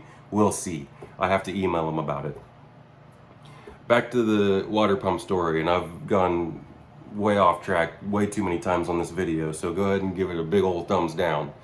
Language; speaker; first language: English; native; English